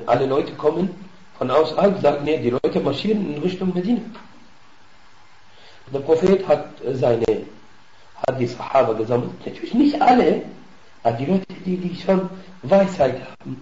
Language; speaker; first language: German; non-native, fluent; Arabic